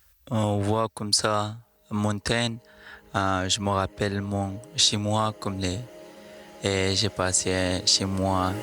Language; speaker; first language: French; non-native, learner; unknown